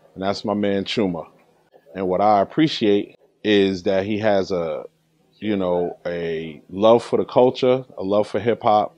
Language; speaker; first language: English; early bilingual, other home language; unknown